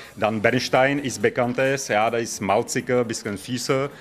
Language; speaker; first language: German; non-native, learner; Czech